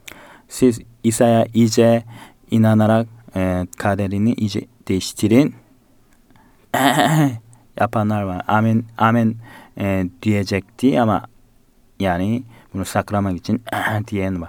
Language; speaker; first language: Turkish; non-native, fluent; Korean